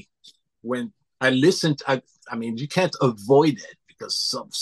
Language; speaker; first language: English; non-native, fluent; French